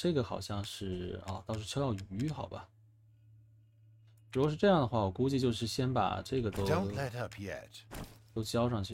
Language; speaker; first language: Chinese; native; Chinese